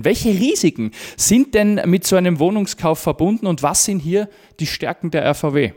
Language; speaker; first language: German; native; German